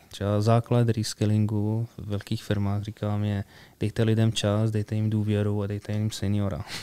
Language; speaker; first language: Czech; early bilingual, other home language; Arabic